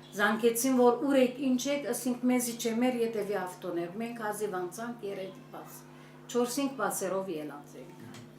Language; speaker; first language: Armenian; early bilingual, heritage; Armenian